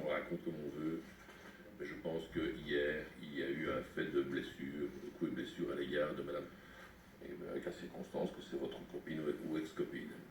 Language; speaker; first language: French; native; French